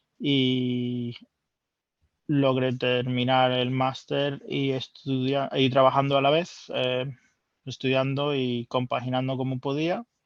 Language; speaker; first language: Spanish; early bilingual, heritage; Spanish